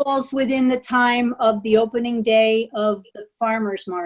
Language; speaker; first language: English; native; English